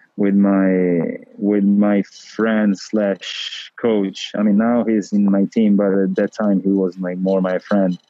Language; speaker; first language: English; non-native, fluent; Italian